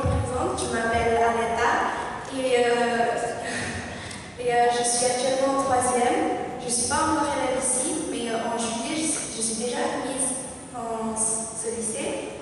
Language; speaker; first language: French; early bilingual, other home language; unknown